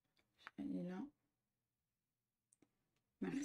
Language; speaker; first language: French; native; French